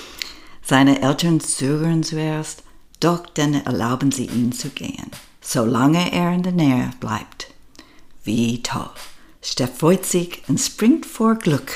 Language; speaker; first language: German; non-native, fluent; English